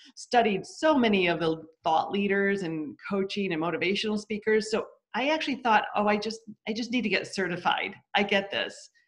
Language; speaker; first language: English; native; English